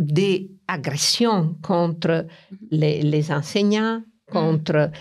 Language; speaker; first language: French; non-native, fluent; Italian